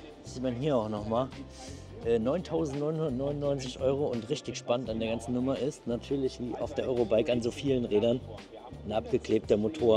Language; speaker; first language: German; native; German